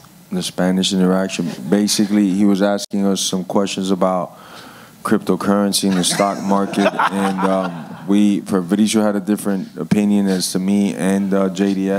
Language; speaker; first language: English; early bilingual, other home language; Spanish